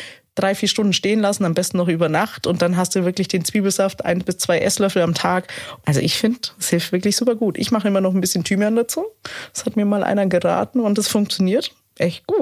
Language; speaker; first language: German; native; German